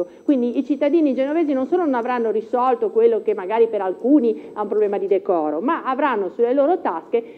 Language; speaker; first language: Italian; native; Italian